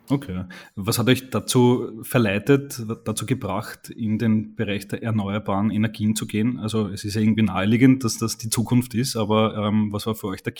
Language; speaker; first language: German; native; German